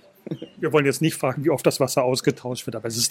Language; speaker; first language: German; native; German